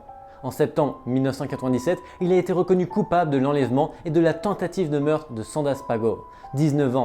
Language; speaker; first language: French; native; French